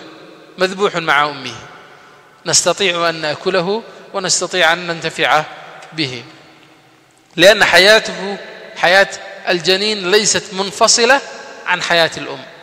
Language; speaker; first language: Arabic; non-native, fluent; Somali